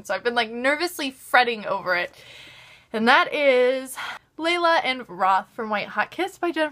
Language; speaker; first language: English; native; English